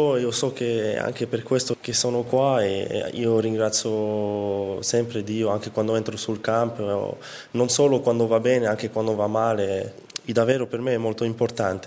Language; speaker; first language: Italian; non-native, fluent; French